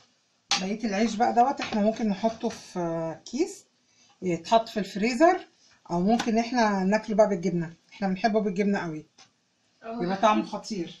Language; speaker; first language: Arabic; native; Arabic